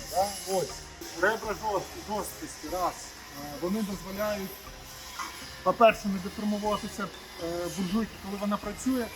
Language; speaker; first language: Ukrainian; native; Ukrainian